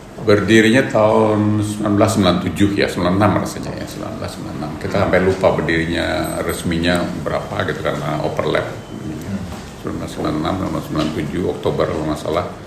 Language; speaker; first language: Indonesian; native; Indonesian